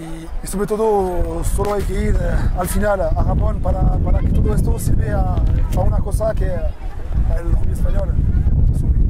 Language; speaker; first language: Spanish; non-native, learner; French